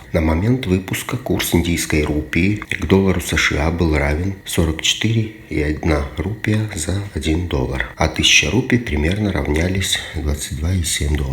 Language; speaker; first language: Russian; native; Russian